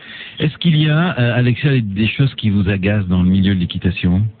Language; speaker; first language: French; native; French